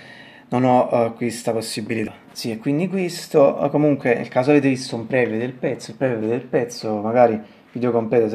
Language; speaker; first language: Italian; native; Italian